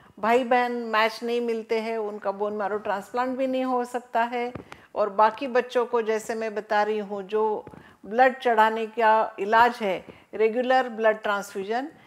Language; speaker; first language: Hindi; non-native, local second language; Marathi